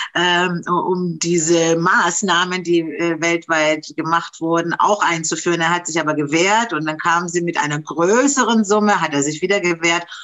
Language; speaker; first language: German; non-native, fluent; Romanian